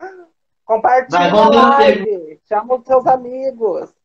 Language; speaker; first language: Portuguese; native; Portuguese